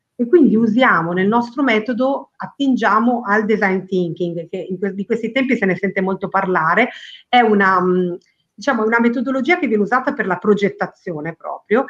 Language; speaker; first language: Italian; early bilingual, other home language; Spanish